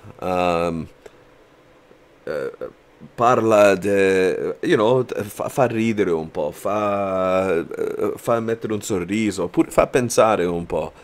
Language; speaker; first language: Italian; non-native, learner; English